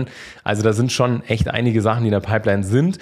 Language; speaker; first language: German; native; German